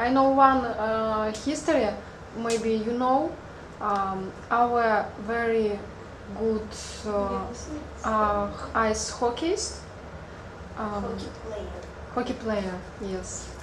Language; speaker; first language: English; non-native, learner; Russian